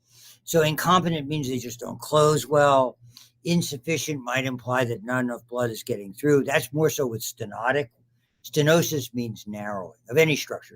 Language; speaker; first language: English; native; English